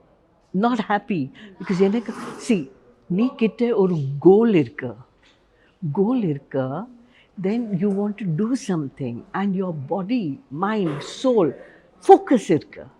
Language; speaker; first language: Tamil; non-native, learner; Hindi